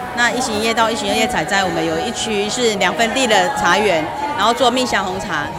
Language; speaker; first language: Chinese; native; Chinese